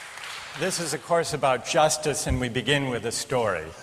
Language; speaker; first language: English; native; English